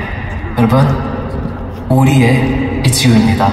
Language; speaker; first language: Korean; non-native, fluent; English